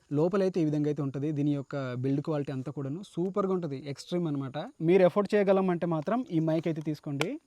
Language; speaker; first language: Telugu; native; Telugu